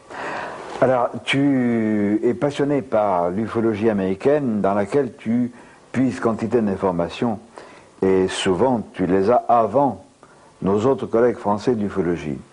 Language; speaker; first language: French; native; French